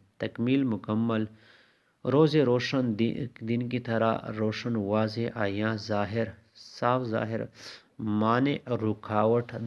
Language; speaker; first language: Urdu; non-native, local second language; Pashto